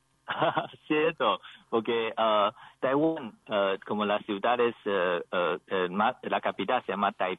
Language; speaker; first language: Spanish; non-native, learner; Chinese